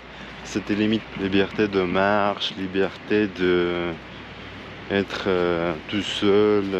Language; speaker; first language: French; non-native, learner; Russian